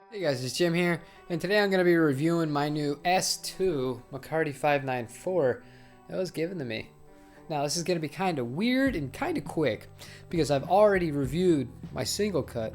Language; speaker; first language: English; native; English